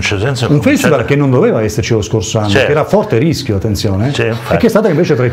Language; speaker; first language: Italian; native; Italian